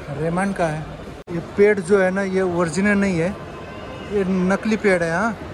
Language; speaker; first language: Hindi; native; Hindi